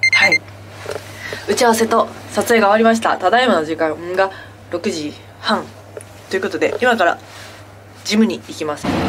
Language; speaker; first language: Japanese; native; Japanese